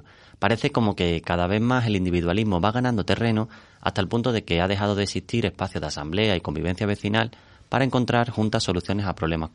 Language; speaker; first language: Spanish; native; Spanish